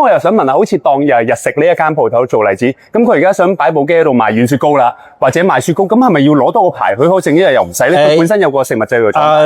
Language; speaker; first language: Cantonese; native; Cantonese